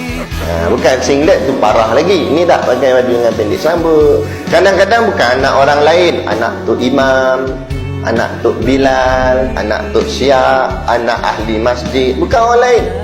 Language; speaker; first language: Malay; native; Malay